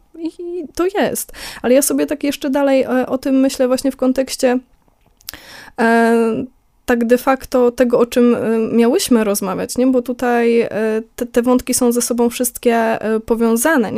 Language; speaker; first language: Polish; native; Polish